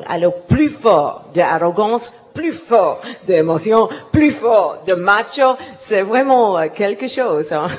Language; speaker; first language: French; non-native, learner; English